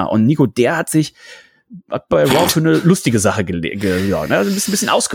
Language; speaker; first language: German; native; German